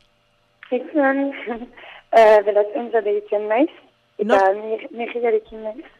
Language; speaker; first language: Basque; non-native, learner; French